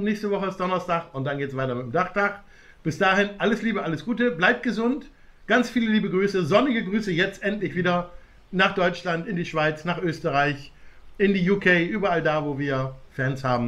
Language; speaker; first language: German; native; German